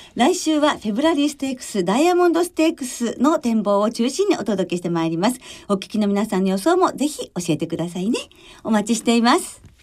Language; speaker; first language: Japanese; native; Japanese